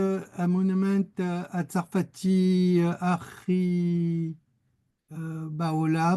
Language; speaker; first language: Hebrew; non-native, learner; French